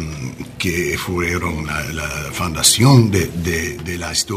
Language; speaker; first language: Spanish; non-native, learner; English